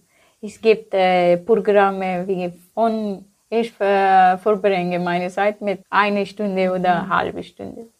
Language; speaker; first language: German; non-native, learner; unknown